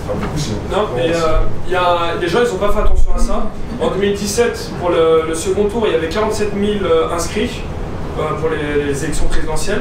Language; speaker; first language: French; native; French